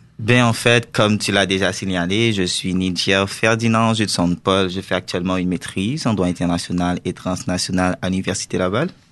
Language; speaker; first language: French; non-native, local second language; Haitian Creole